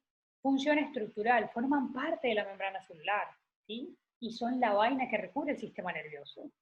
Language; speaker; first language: Spanish; native; Spanish